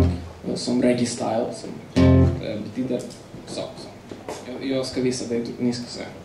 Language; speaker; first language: Swedish; non-native, learner; Russian